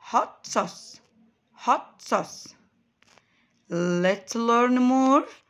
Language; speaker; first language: English; non-native, fluent; Arabic